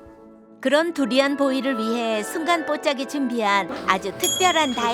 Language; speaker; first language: Korean; native; Korean